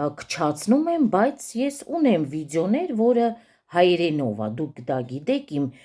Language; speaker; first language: Armenian; early bilingual, heritage; Armenian